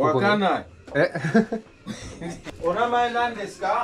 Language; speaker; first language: Japanese; non-native, learner; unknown